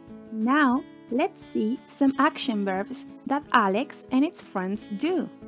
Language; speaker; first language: English; non-native, fluent; Spanish